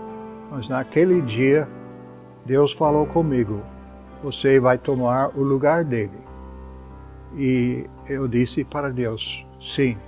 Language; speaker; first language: Portuguese; non-native, fluent; English